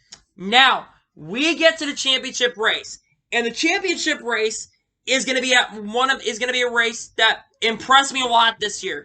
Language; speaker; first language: English; native; English